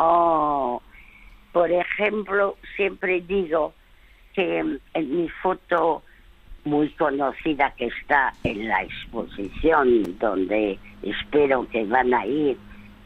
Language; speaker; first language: Spanish; early bilingual, other home language; French